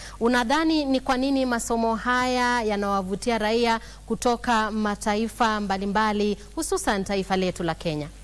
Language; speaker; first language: Swahili; native; Swahili